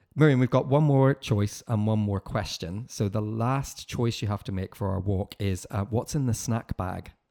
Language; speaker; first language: English; native; English